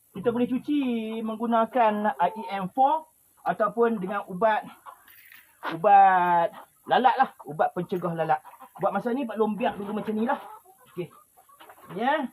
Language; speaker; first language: Malay; native; Malay